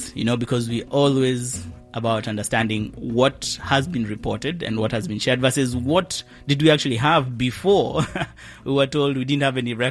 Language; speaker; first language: English; non-native, local second language; Kikuyu